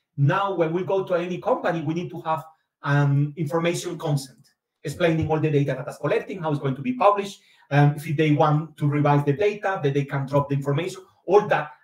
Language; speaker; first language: English; non-native, fluent; Spanish